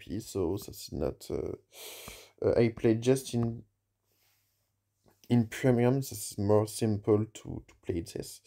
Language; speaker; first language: English; non-native, learner; French